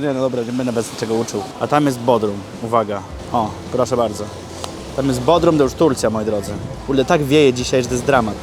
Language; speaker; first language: Polish; native; Polish